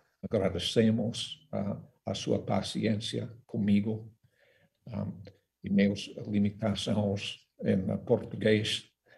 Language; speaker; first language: Portuguese; non-native, learner; English